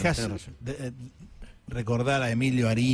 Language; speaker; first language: Spanish; native; Spanish